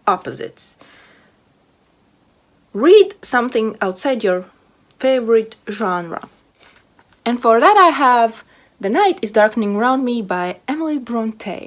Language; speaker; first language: English; non-native, fluent; Latvian